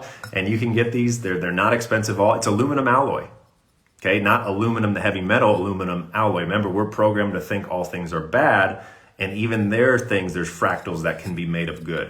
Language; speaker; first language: English; native; English